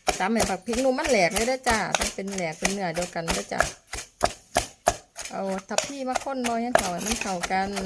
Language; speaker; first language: Thai; non-native, local second language; Northeastern Thai